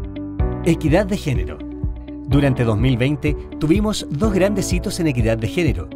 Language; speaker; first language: Spanish; native; Spanish